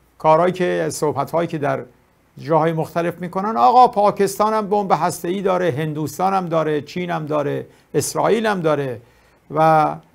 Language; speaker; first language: Persian; native; Persian